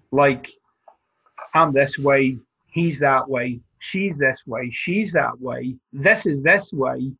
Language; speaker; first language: English; native; English